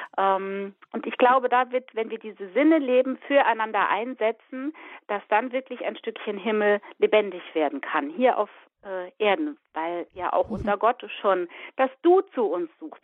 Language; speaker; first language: German; native; German